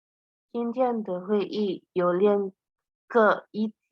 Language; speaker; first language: Chinese; non-native, learner; Indonesian